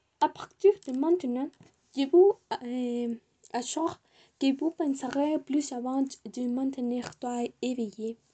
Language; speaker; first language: French; non-native, learner; Spanish